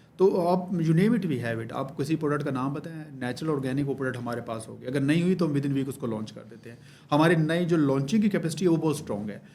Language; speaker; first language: Urdu; non-native, local second language; Baluchi